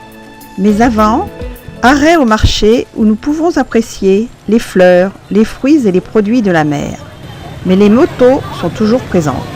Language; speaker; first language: French; native; French